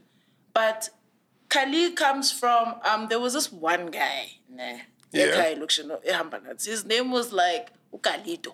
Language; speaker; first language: English; non-native, local second language; Zulu